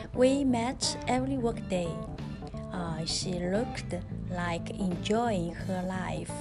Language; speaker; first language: English; non-native, learner; Chinese